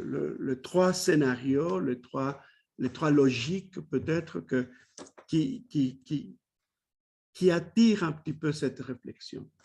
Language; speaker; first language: French; non-native, fluent; Spanish